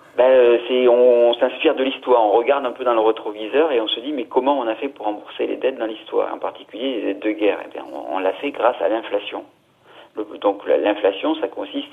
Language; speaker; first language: French; native; French